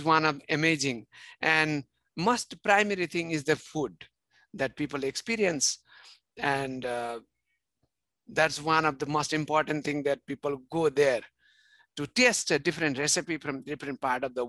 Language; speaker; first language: English; non-native, fluent; Nepali